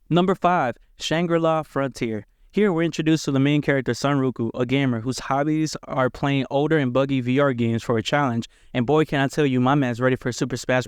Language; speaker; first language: English; native; English